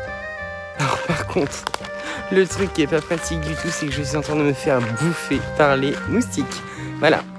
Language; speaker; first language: French; native; French